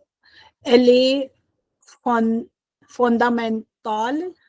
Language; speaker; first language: French; non-native, learner; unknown